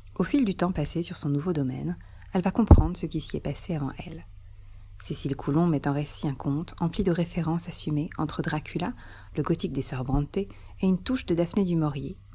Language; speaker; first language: French; native; French